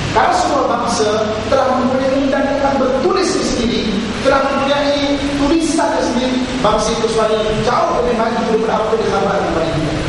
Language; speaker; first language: Malay; native; Malay